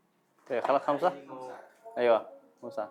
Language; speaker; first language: Arabic; non-native, fluent; Indonesian